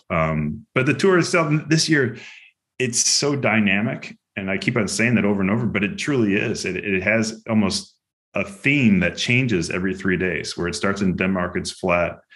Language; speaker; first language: English; native; English